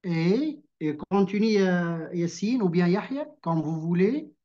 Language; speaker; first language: French; non-native, local second language; Arabic